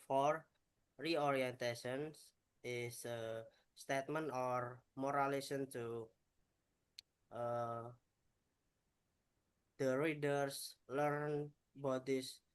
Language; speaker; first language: English; non-native, learner; Indonesian